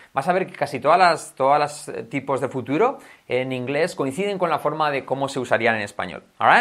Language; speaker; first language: Spanish; native; Spanish